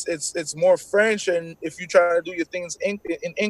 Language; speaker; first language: English; non-native, fluent; French